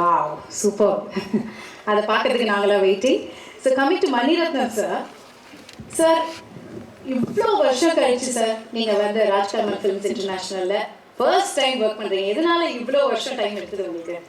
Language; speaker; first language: Tamil; native; Tamil